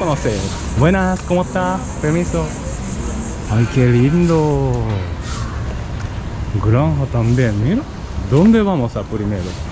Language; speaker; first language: Spanish; non-native, learner; Japanese